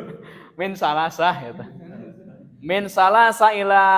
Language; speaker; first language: Arabic; non-native, fluent; Sundanese